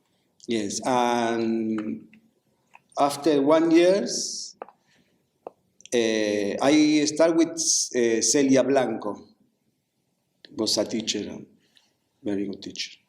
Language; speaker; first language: English; non-native, learner; Spanish